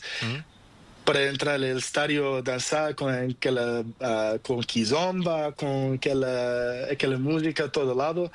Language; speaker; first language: Spanish; non-native, learner; Portuguese